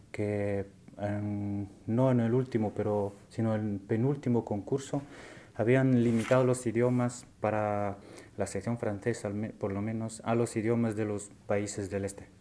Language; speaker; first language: Spanish; non-native, fluent; French